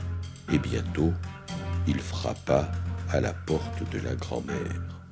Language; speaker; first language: French; native; French